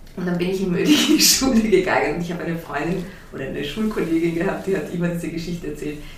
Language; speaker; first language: German; early bilingual, heritage; German